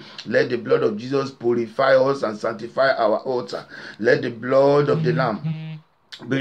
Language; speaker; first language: English; non-native, local second language; Yoruba